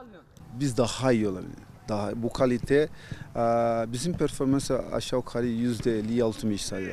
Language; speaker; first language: Turkish; non-native, fluent; Portuguese